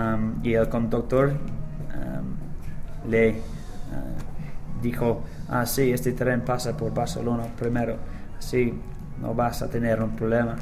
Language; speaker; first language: Spanish; non-native, learner; English